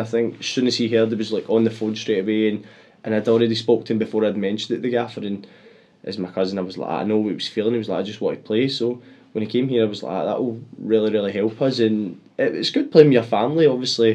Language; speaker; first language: English; native; English